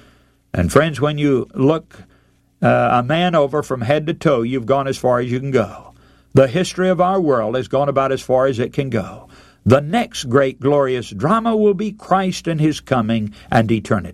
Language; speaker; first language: English; native; English